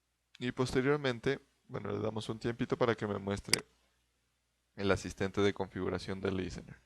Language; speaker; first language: Spanish; native; Spanish